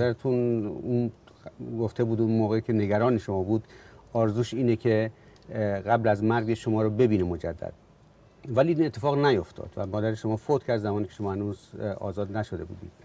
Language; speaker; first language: Persian; native; Persian